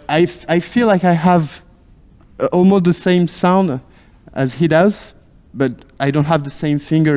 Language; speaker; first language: English; non-native, fluent; French